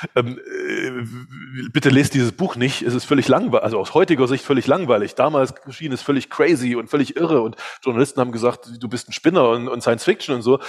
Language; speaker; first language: German; early bilingual, other home language; Hungarian